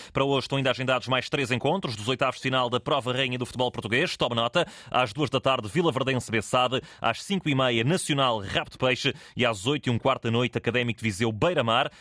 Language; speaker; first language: Portuguese; native; Portuguese